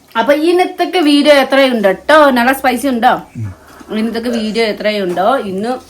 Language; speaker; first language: Malayalam; non-native, learner; Nepali